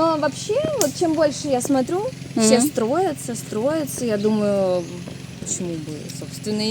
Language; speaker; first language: Russian; native; Russian